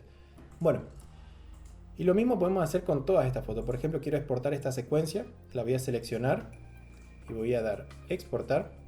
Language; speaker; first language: Spanish; native; Spanish